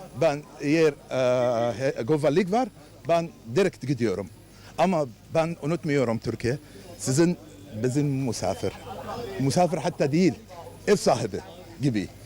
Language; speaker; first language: Turkish; non-native, learner; Arabic